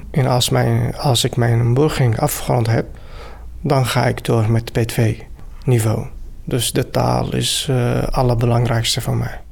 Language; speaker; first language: Dutch; non-native, fluent; Arabic